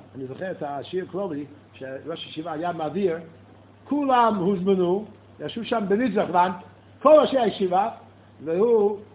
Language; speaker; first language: Hebrew; non-native, fluent; English